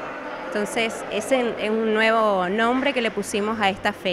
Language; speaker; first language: Spanish; native; Spanish